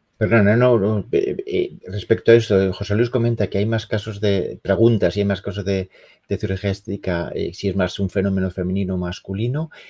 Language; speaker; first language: Spanish; native; Spanish